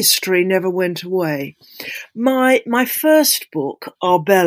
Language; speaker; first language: English; native; English